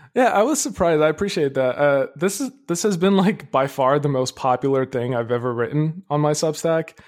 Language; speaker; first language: English; early bilingual, other home language; Arabic